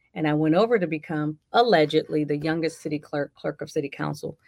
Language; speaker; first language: English; native; English